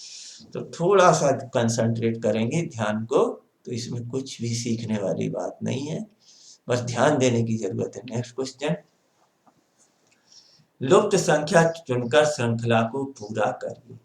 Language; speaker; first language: Hindi; native; Hindi